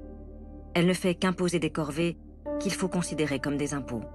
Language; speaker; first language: French; native; French